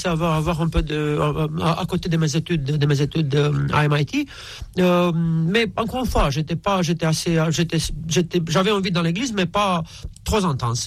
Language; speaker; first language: French; non-native, fluent; Romanian